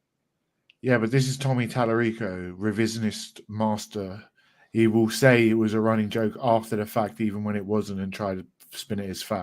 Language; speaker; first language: English; native; English